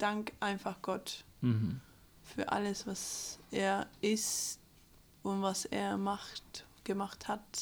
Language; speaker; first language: German; non-native, fluent; English